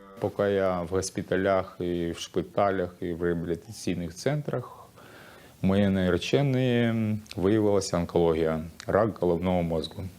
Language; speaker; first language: Ukrainian; early bilingual, other home language; Russian